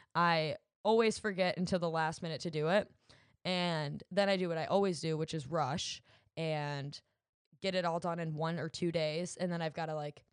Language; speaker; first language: English; native; English